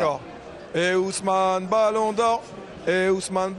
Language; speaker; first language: French; native; French